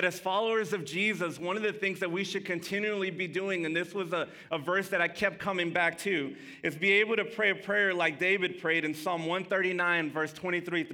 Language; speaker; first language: English; early bilingual, other home language; Spanish